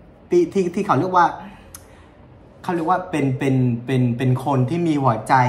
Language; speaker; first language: Thai; non-native, fluent; Vietnamese